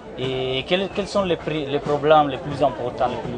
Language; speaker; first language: French; non-native, learner; Italian